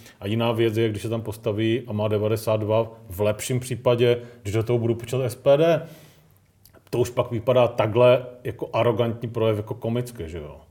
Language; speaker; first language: Czech; early bilingual, other home language; Greek